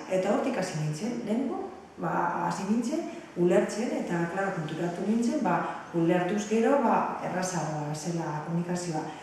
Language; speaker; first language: Basque; non-native, local second language; Spanish